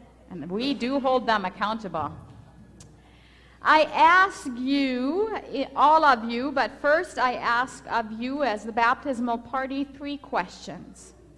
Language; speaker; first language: English; native; English